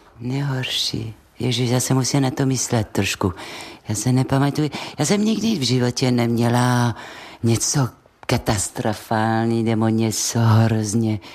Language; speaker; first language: Czech; non-native, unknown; French